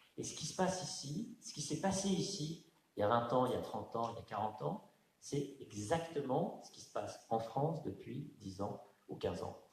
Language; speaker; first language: French; native; French